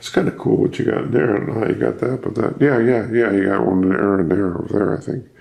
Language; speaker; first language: English; native; English